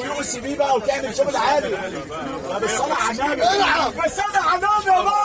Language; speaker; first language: Arabic; native; Arabic